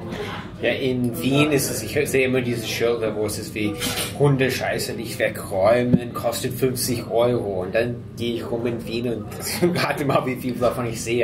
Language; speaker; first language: German; non-native, fluent; English